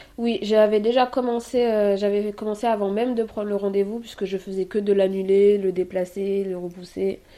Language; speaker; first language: French; early bilingual, other home language; Haitian Creole